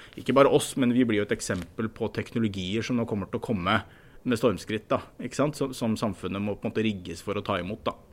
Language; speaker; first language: Norwegian; native; Norwegian